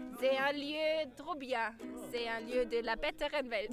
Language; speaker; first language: French; non-native, learner; German